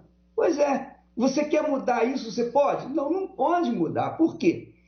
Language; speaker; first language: Portuguese; native; Portuguese